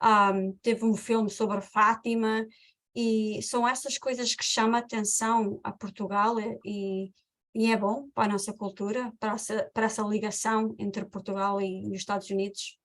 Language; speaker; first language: Portuguese; early bilingual, heritage; Portuguese